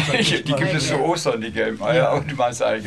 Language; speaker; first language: German; native; German